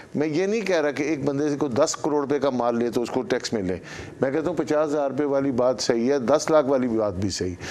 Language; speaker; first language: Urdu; non-native, local second language; Punjabi